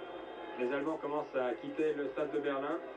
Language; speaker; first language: French; native; French